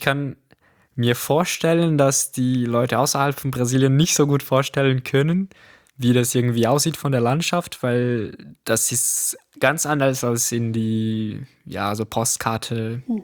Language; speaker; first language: German; non-native, fluent; Portuguese